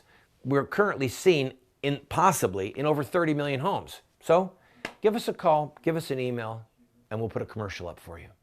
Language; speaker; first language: English; native; English